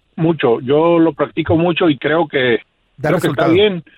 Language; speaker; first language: Spanish; native; Spanish